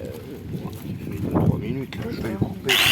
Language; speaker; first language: French; native; French